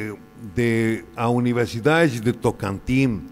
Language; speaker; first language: Portuguese; non-native, learner; Spanish